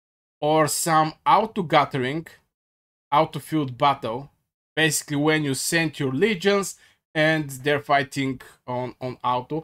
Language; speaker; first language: English; non-native, fluent; Bulgarian